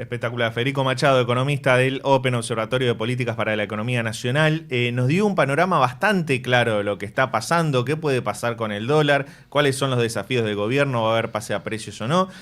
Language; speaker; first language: Spanish; native; Spanish